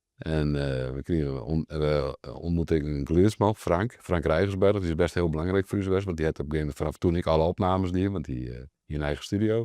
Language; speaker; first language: Dutch; non-native, local second language; Western Frisian